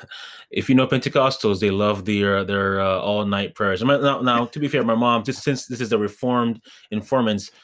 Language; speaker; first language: English; early bilingual, other home language; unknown